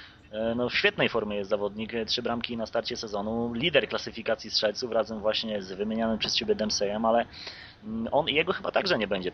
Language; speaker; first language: Polish; native; Polish